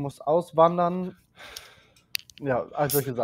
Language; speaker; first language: German; native; German